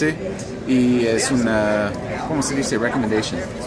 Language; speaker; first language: Spanish; non-native, learner; English